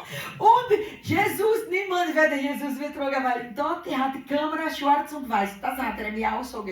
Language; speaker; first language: German; non-native, learner; Portuguese